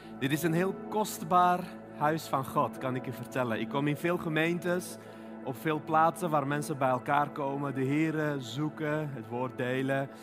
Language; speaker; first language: Dutch; non-native, fluent; Armenian